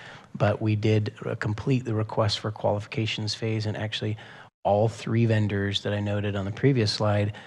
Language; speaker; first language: English; native; English